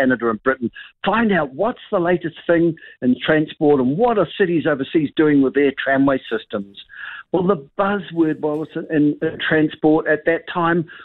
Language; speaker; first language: English; native; English